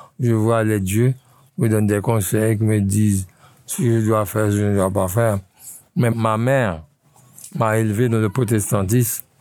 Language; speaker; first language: French; non-native, local second language; Haitian Creole